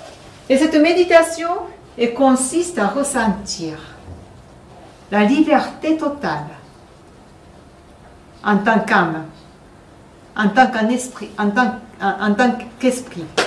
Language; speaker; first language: French; non-native, fluent; Japanese